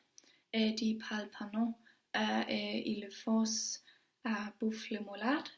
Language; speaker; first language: French; non-native, learner; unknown